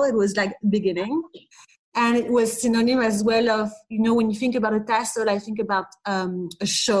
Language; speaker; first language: English; non-native, fluent; French